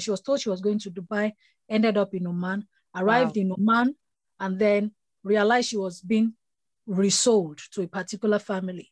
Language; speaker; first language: English; non-native, local second language; Yoruba